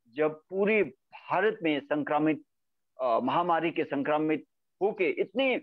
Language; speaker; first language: Hindi; native; Hindi